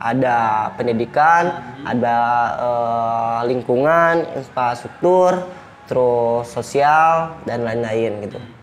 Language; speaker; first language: Indonesian; native; Indonesian